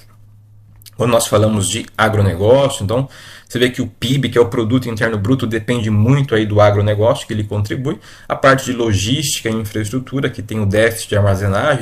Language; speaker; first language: Portuguese; native; Portuguese